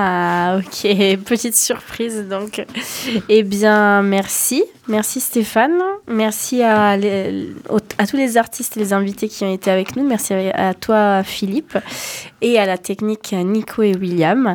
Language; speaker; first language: French; native; French